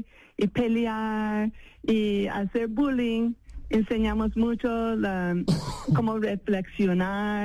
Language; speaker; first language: Spanish; non-native, fluent; English